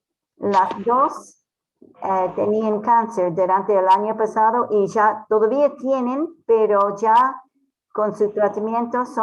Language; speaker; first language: Spanish; non-native, fluent; English